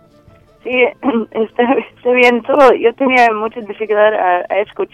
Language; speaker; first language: Spanish; non-native, learner; English